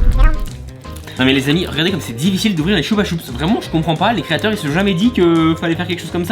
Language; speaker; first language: French; native; French